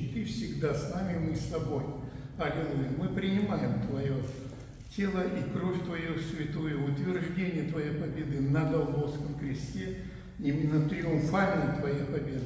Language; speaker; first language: Russian; native; Russian